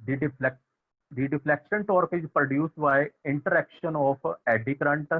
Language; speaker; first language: English; non-native, local second language; Punjabi